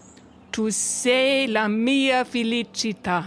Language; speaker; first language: Italian; non-native, learner; German